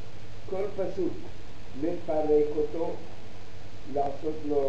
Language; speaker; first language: Hebrew; early bilingual, other home language; Arabic